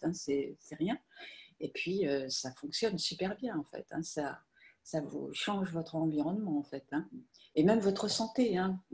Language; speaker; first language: French; native; French